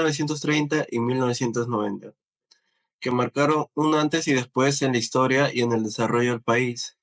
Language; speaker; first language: Spanish; native; Spanish